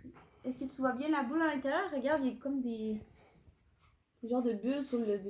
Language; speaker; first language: French; native; French